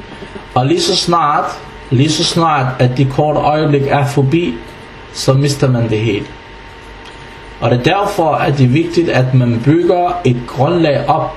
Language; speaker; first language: Danish; non-native, fluent; Arabic